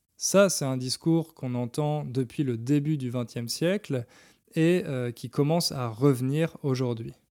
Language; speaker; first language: French; native; French